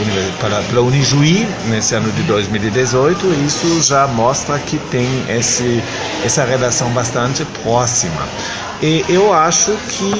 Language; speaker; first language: Portuguese; non-native, fluent; German